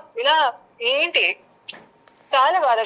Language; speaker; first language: Telugu; non-native, learner; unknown